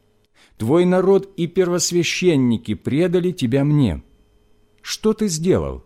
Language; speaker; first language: Russian; native; Russian